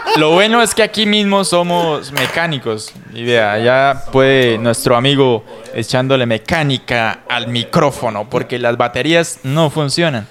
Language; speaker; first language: Spanish; native; Spanish